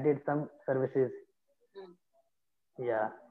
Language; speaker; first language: English; non-native, local second language; Hindi